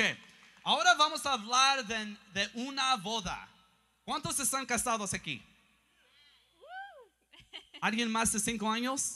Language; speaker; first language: Spanish; early bilingual, heritage; English